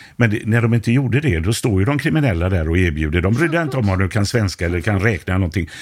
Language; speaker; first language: Swedish; native; Swedish